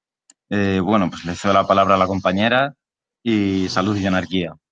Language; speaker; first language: Spanish; native; Spanish